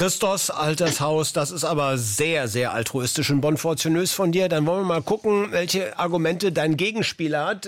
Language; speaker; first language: German; native; German